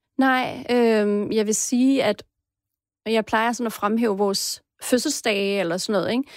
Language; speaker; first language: Danish; native; Danish